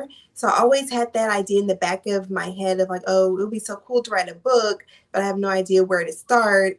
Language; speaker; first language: English; native; English